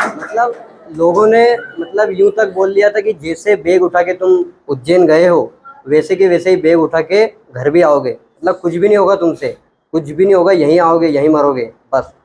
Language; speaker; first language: Hindi; native; Hindi